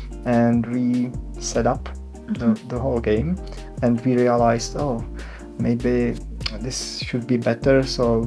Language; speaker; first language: English; non-native, learner; Czech